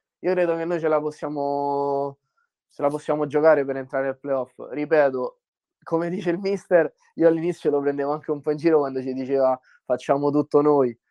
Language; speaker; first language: Italian; native; Italian